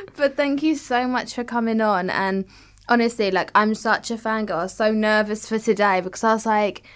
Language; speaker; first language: English; native; English